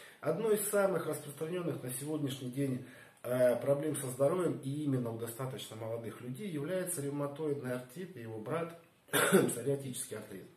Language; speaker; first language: Russian; native; Russian